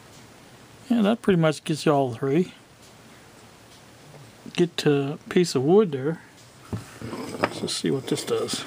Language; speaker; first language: English; native; English